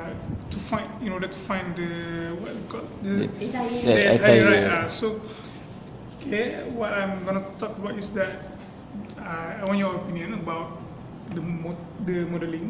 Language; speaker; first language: English; non-native, local second language; Malay